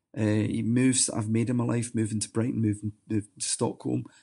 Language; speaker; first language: English; native; English